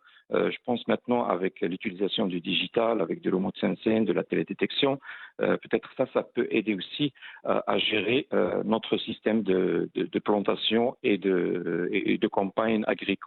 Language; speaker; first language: French; non-native, local second language; Arabic